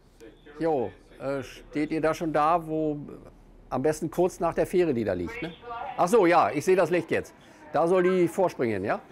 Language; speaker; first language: German; native; German